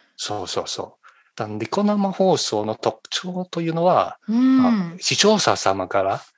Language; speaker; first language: Japanese; non-native, fluent; Chinese